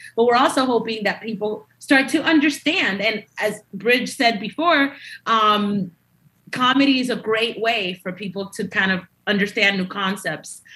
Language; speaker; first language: English; early bilingual, other home language; Spanish